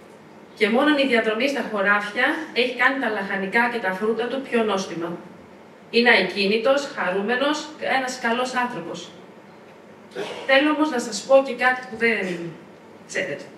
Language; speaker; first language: Greek; non-native, fluent; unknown